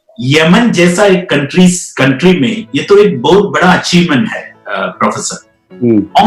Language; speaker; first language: Hindi; non-native, local second language; Malayalam